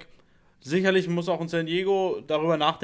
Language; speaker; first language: German; native; German